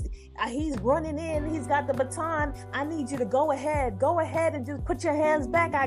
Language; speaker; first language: English; non-native, local second language; Jamaican Creole English